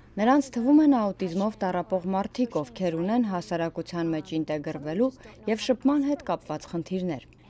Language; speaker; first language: Armenian; native; Armenian